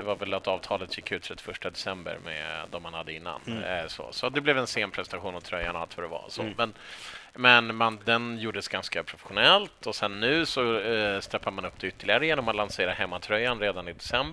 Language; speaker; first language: Swedish; native; Swedish